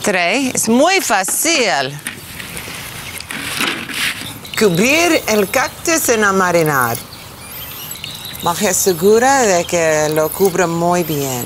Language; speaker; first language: Spanish; non-native, learner; English